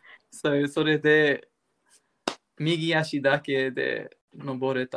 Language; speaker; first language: Japanese; non-native, learner; English